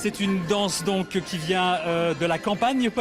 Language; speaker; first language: French; native; French